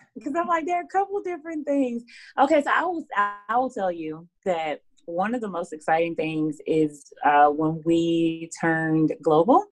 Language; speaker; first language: English; native; English